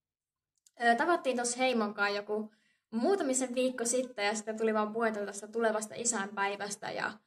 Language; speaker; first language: Finnish; native; Finnish